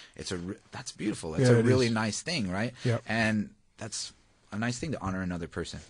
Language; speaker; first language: English; native; English